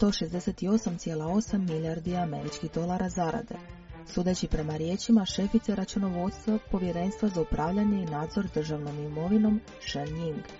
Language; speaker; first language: Croatian; native; Croatian